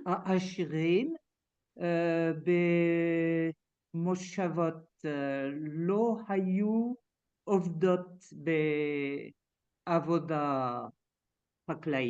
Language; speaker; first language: Hebrew; non-native, learner; French